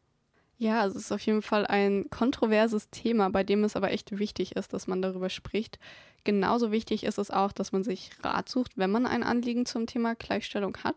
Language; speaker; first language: German; native; German